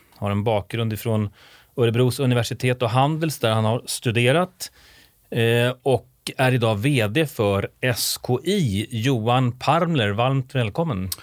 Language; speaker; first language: Swedish; native; Swedish